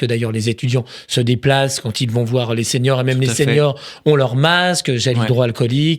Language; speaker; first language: French; native; French